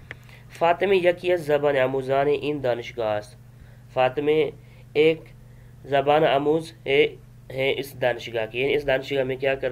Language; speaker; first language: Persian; non-native, fluent; Urdu